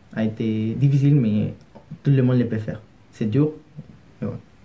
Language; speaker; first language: French; non-native, learner; Spanish